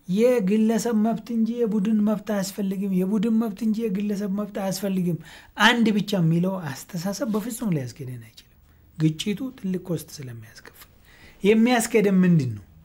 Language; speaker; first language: Amharic; non-native, local second language; Oromo